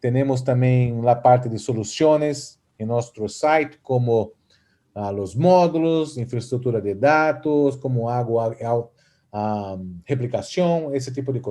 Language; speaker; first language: Portuguese; non-native, fluent; Spanish